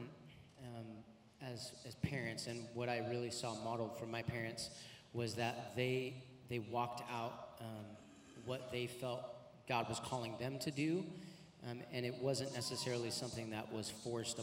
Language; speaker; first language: English; native; English